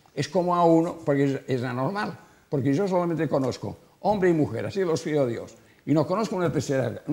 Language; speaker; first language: Spanish; non-native, local second language; Catalan